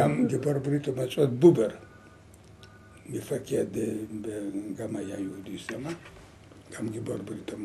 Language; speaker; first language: Hebrew; non-native, learner; Lithuanian